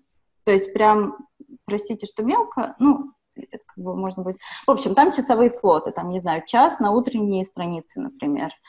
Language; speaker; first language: Russian; native; Russian